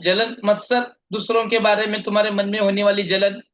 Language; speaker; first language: Hindi; non-native, local second language; Marathi